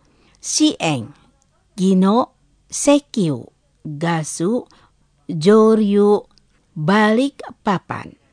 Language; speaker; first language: Japanese; non-native, fluent; Indonesian